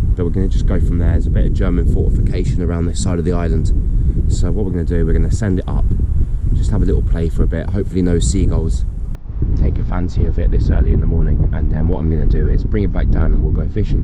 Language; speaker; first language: English; native; English